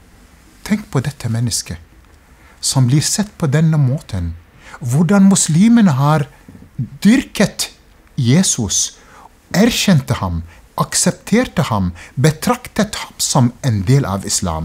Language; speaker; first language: Norwegian; non-native, fluent; Arabic